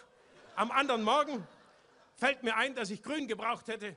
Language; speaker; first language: German; native; German